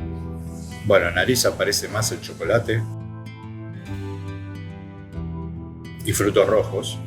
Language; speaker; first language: Spanish; native; Spanish